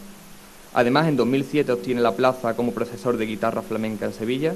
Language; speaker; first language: Spanish; native; Spanish